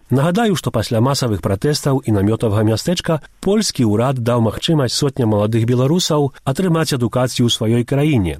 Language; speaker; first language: Belarusian; early bilingual, heritage; Belarusian